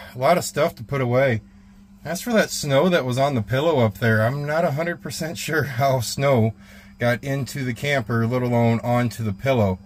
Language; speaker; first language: English; native; English